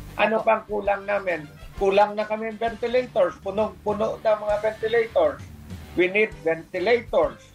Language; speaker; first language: Filipino; non-native, local second language; Hiligaynon